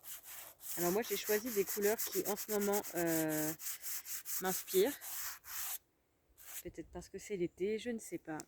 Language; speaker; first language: French; native; French